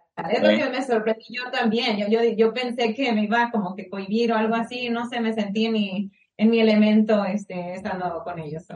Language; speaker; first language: Spanish; early bilingual, heritage; Spanish